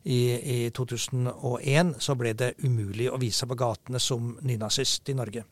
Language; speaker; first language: Norwegian; native; Norwegian